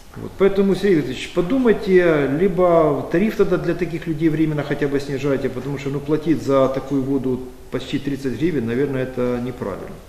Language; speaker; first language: Russian; native; Russian